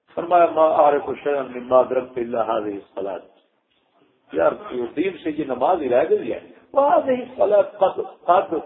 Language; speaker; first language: Urdu; non-native, local second language; Punjabi